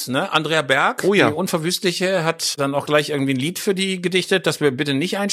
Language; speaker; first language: German; native; German